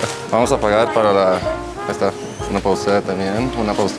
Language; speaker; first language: Spanish; native; Spanish